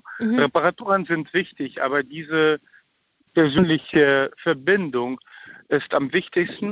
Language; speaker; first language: German; non-native, fluent; Ukrainian